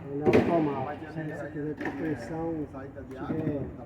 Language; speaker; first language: Portuguese; native; Portuguese